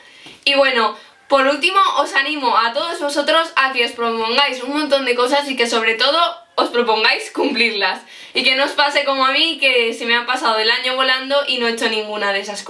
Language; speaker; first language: Spanish; native; Spanish